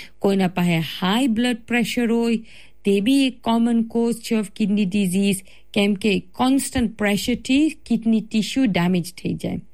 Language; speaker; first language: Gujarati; early bilingual, heritage; Gujarati